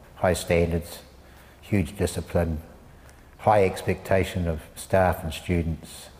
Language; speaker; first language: English; native; English